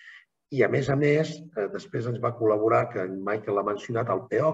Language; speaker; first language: Catalan; native; Catalan